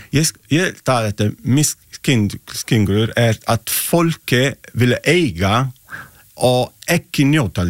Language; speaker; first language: Icelandic; non-native, learner; Italian